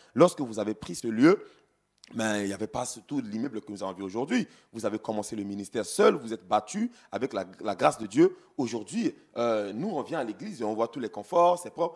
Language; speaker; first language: French; non-native, local second language; Sango